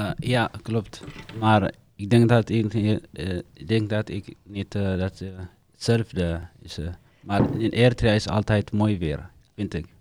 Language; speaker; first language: Dutch; non-native, learner; Tigrinya